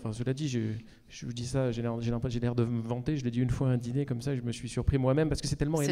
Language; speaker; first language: French; native; French